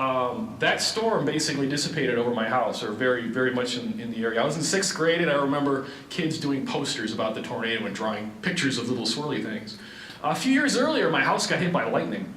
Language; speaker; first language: English; native; English